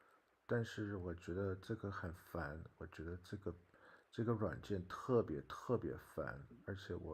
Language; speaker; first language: Chinese; non-native, fluent; English